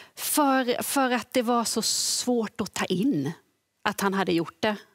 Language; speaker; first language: Swedish; native; Swedish